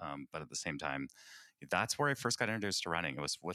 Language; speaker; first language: English; native; English